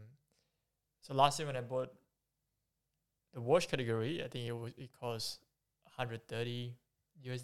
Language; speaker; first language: English; non-native, local second language; Chinese